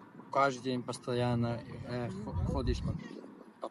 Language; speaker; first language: Russian; non-native, learner; Spanish